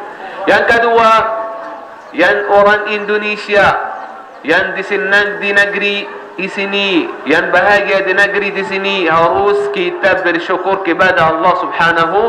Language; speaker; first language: Indonesian; non-native, learner; Arabic